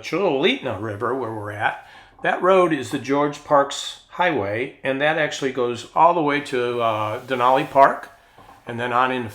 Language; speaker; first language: English; native; English